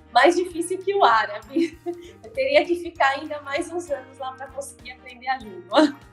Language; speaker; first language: Portuguese; native; Portuguese